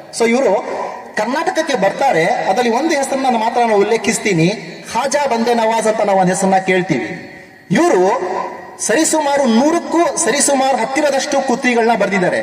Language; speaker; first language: Kannada; non-native, local second language; Urdu